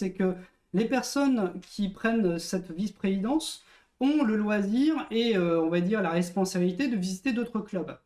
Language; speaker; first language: French; native; French